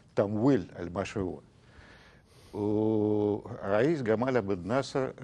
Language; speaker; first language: Arabic; non-native, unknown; Russian